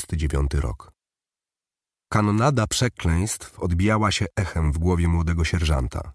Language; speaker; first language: Polish; native; Polish